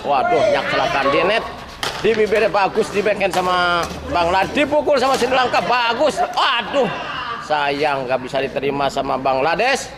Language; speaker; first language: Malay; non-native, local second language; Javanese